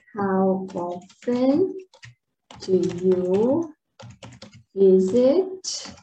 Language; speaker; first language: English; non-native, fluent; Portuguese